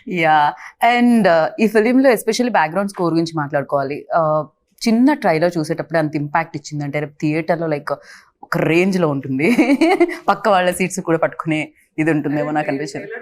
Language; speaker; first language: Telugu; native; Telugu